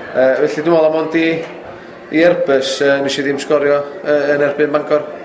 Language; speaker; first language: Welsh; native; Welsh